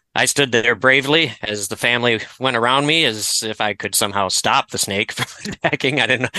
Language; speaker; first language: English; native; English